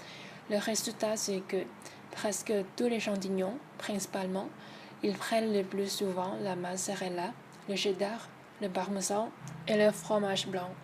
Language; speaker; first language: French; non-native, learner; Thai